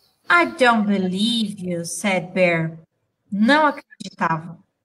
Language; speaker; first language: English; non-native, fluent; Portuguese